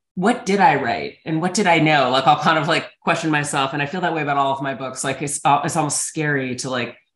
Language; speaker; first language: English; native; English